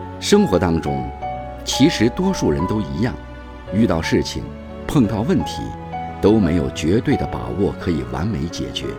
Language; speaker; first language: Chinese; native; Chinese